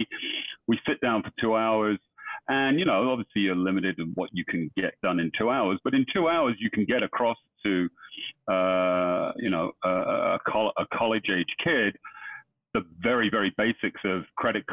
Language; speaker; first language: English; native; English